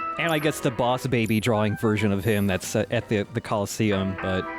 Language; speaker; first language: English; native; English